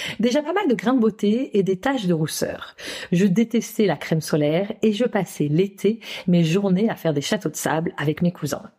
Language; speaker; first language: French; native; French